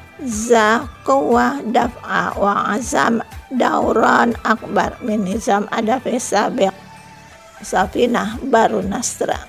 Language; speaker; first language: Arabic; non-native, fluent; Indonesian